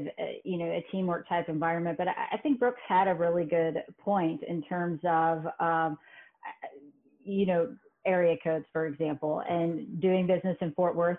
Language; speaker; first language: English; native; English